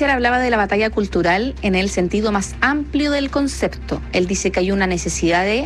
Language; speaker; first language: Spanish; native; Spanish